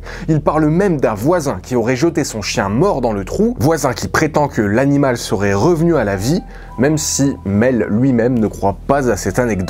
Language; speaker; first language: French; native; French